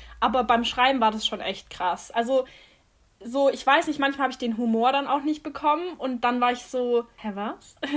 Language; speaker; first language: German; native; German